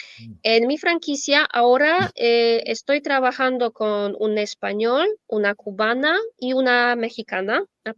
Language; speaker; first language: Spanish; non-native, fluent; Polish